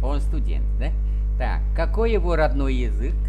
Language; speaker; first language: Russian; non-native, fluent; Vietnamese